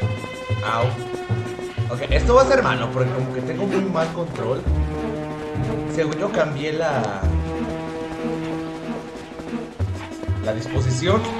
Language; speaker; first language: Spanish; native; Spanish